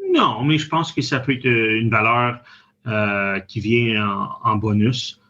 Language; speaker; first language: French; native; French